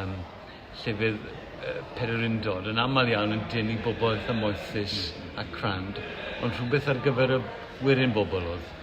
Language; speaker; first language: Welsh; native; Welsh